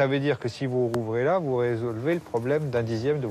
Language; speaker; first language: French; native; French